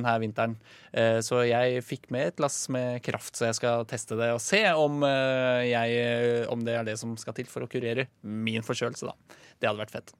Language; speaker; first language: Norwegian; native; Norwegian